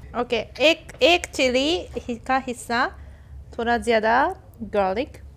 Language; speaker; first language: Hindi; non-native, fluent; Japanese